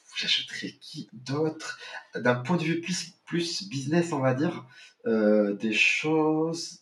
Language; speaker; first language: French; non-native, local second language; Arabic